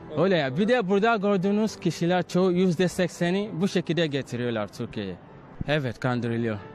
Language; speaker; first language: Turkish; non-native, fluent; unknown